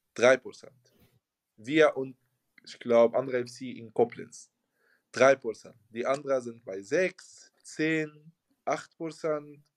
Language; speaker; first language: German; non-native, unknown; Arabic